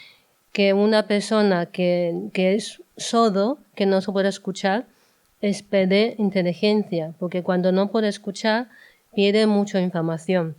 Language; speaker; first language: Spanish; non-native, learner; Chinese